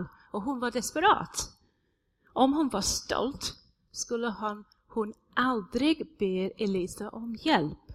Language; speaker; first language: Swedish; non-native, fluent; English